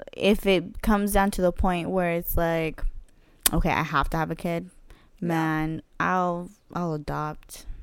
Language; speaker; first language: English; early bilingual, other home language; Spanish